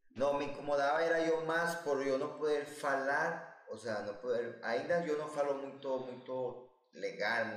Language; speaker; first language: Portuguese; non-native, learner; Spanish